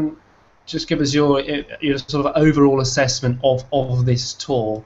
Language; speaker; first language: English; native; English